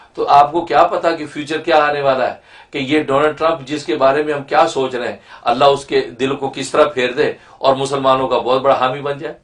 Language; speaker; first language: Urdu; native; Urdu